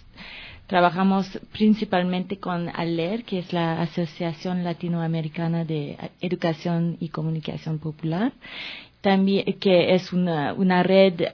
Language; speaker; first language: Spanish; non-native, fluent; French